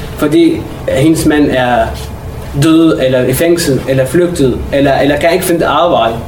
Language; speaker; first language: Danish; non-native, fluent; Arabic